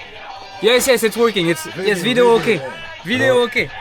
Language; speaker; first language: English; non-native, learner; French